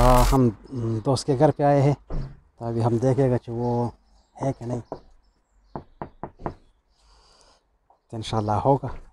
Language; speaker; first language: Urdu; non-native, fluent; Pashto